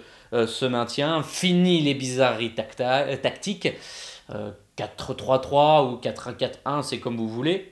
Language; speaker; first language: French; native; French